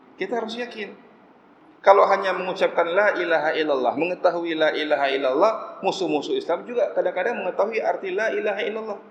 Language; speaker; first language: Malay; non-native, local second language; Achinese